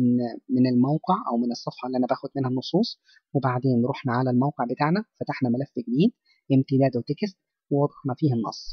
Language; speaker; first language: Arabic; native; Arabic